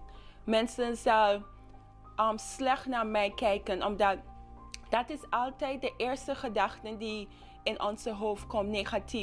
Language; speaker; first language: Dutch; non-native, local second language; English